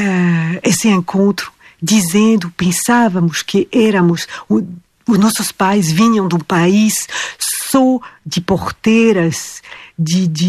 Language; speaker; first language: Portuguese; non-native, fluent; French